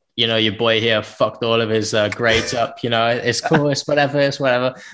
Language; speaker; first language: English; native; English